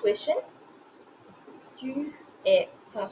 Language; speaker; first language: French; non-native, fluent; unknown